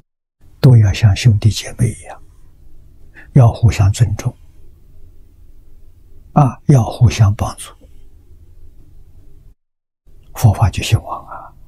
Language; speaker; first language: Chinese; native; Chinese